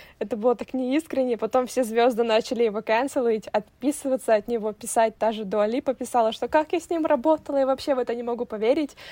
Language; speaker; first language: Russian; native; Russian